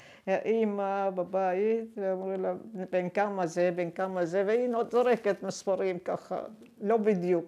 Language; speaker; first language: Hebrew; non-native, fluent; Arabic